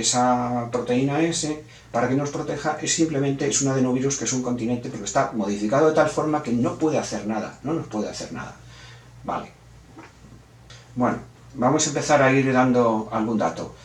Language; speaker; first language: Spanish; native; Spanish